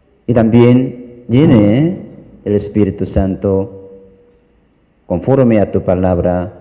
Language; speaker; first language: Spanish; non-native, learner; Korean